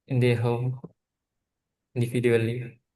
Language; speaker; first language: English; non-native, learner; Indonesian